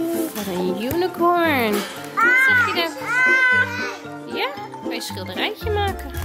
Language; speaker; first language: Dutch; native; Dutch